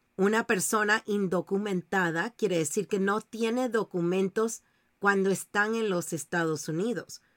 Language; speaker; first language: Spanish; native; Spanish